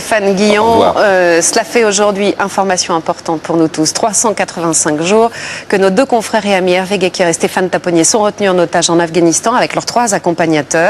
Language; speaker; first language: French; native; French